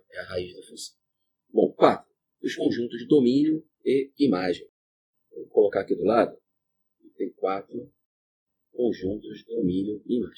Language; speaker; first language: Portuguese; native; Portuguese